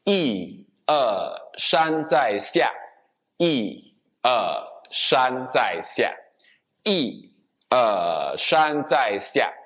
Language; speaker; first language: Chinese; non-native, local second language; English